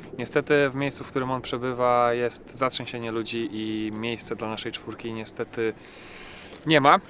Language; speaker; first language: Polish; non-native, fluent; Serbian